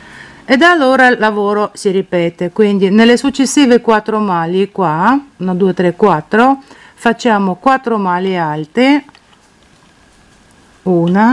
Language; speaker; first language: Italian; non-native, fluent; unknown